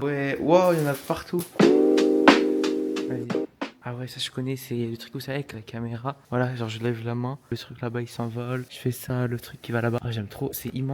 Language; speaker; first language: French; native; French